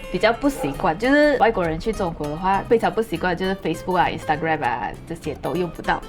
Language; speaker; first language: Chinese; native; Chinese